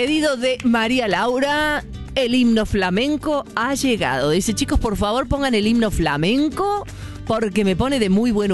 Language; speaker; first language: Spanish; native; Spanish